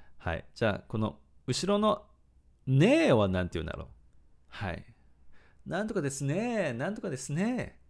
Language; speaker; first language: Japanese; non-native, fluent; Chinese